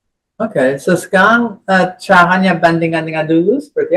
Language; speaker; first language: Indonesian; non-native, fluent; English